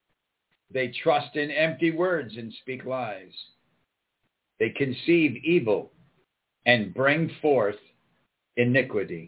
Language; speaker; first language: English; native; English